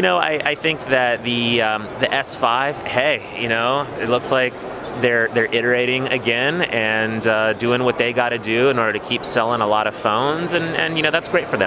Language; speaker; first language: English; native; English